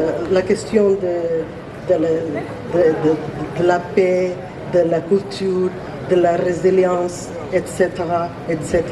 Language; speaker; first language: French; non-native, learner; Portuguese